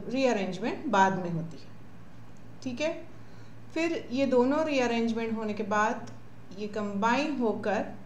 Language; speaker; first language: Hindi; non-native, local second language; Marathi